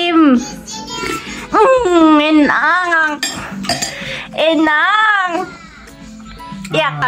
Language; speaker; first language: Indonesian; non-native, learner; Japanese